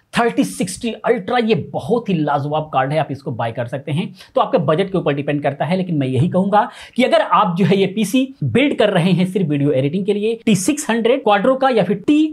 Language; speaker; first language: Hindi; native; Hindi